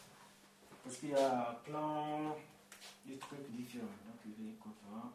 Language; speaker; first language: French; non-native, learner; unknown